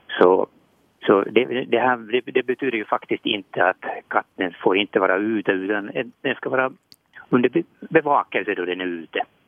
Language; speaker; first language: Swedish; native; Swedish